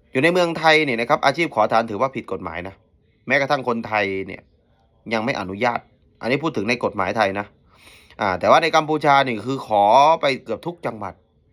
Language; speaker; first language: Thai; native; Thai